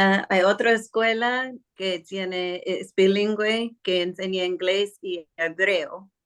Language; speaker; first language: Spanish; non-native, fluent; English